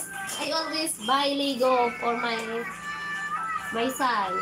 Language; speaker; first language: English; non-native, learner; Filipino